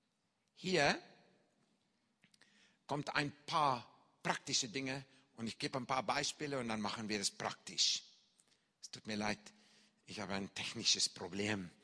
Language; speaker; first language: German; non-native, fluent; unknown